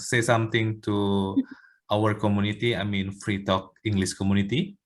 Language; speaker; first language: English; non-native, learner; Indonesian